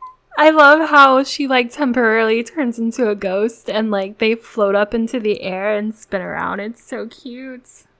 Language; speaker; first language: English; native; English